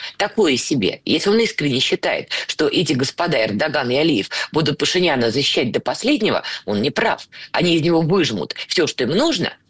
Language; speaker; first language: Russian; native; Russian